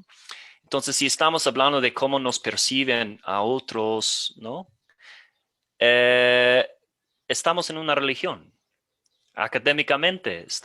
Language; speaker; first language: Spanish; non-native, fluent; English